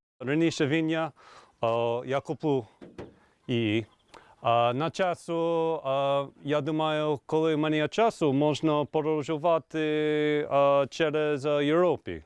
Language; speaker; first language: Ukrainian; non-native, learner; English